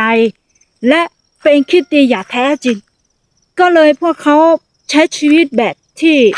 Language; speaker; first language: Thai; non-native, fluent; Akha